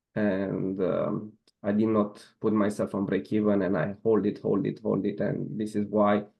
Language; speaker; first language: English; non-native, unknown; Romanian